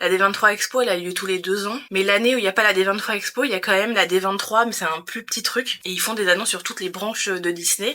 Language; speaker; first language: French; native; French